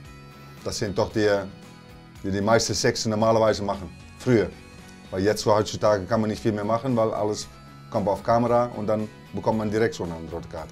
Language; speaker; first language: German; non-native, learner; Dutch